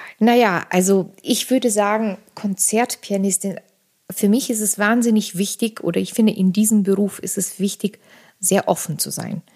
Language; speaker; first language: German; non-native, fluent; Armenian